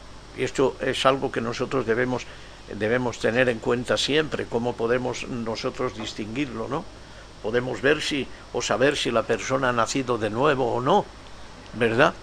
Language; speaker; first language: Spanish; native; Spanish